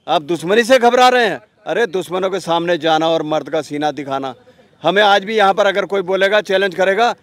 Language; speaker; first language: Hindi; native; Hindi